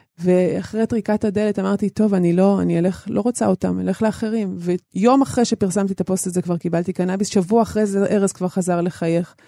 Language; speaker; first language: Hebrew; native; Hebrew